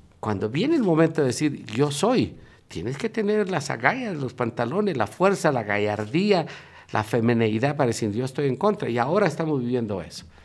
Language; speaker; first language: Spanish; native; Spanish